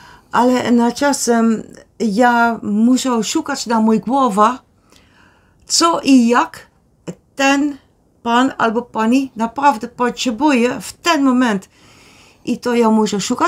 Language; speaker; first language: Polish; non-native, learner; Dutch